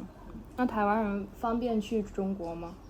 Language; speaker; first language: Chinese; early bilingual, heritage; English